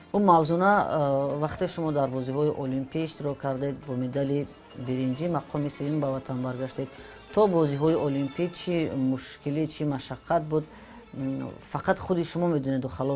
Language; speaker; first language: Persian; native; Persian